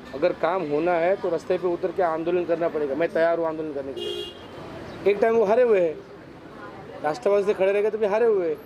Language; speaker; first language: Hindi; non-native, local second language; Marathi